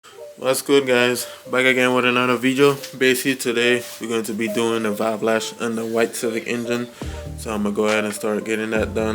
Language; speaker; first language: English; native; English